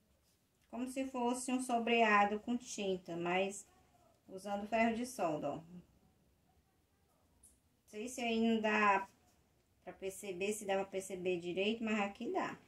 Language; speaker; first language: Portuguese; native; Portuguese